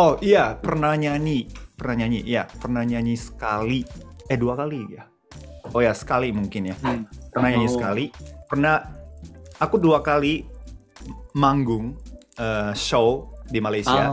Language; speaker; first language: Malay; non-native, fluent; Japanese